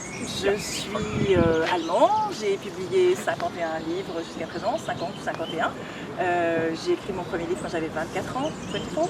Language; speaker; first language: French; native; French